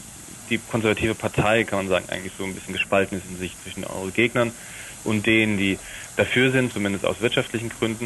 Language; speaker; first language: German; native; German